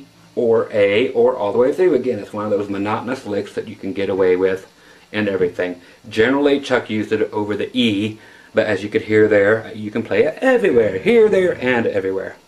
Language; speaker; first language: English; native; English